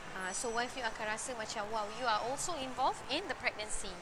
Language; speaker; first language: English; non-native, local second language; Malay